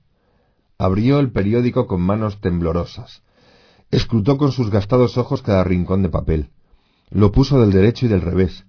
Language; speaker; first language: Spanish; native; Spanish